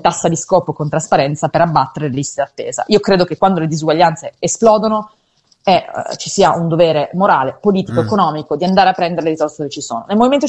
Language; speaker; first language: Italian; native; Italian